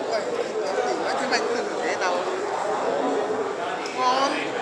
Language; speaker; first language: Vietnamese; native; Vietnamese